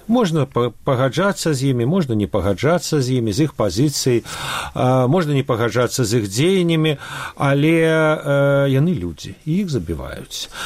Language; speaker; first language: Belarusian; non-native, local second language; Russian